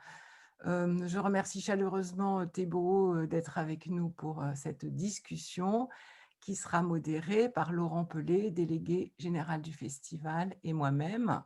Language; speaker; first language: French; native; French